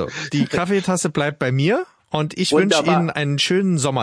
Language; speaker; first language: German; native; German